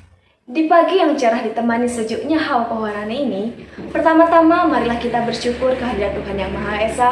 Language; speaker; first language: Indonesian; native; Indonesian